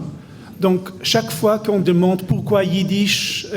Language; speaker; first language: French; non-native, fluent; Hebrew